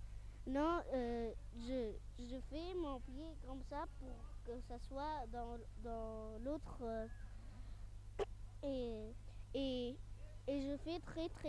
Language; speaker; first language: French; non-native, fluent; Arabic